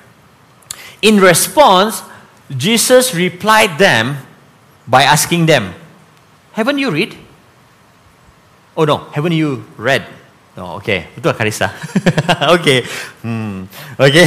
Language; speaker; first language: English; non-native, local second language; Malay